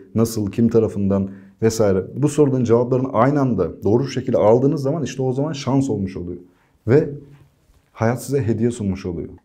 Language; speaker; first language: Turkish; native; Turkish